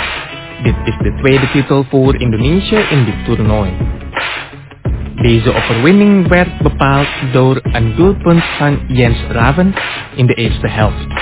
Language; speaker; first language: Dutch; non-native, fluent; Indonesian